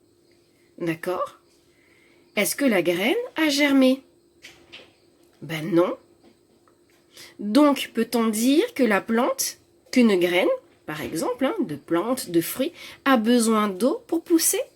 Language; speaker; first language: French; native; French